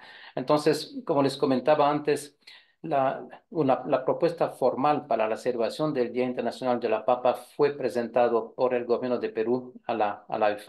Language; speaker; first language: Spanish; non-native, fluent; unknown